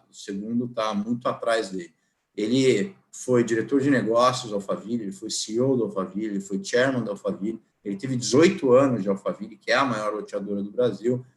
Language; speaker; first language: Portuguese; native; Portuguese